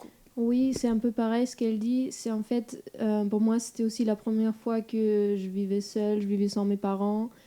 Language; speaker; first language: French; non-native, fluent; German